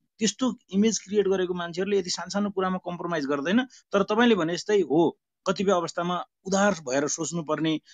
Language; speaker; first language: Nepali; native; Nepali